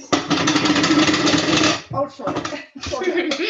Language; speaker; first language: English; non-native, learner; Dutch